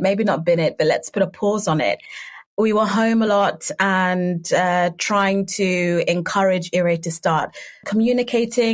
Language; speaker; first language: English; native; English